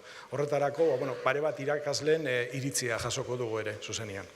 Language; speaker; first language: Basque; native; Basque